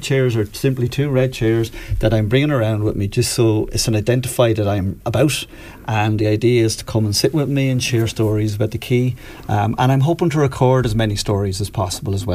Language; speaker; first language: English; native; English